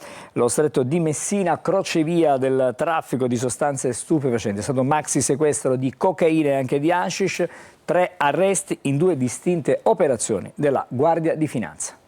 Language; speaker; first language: Italian; native; Italian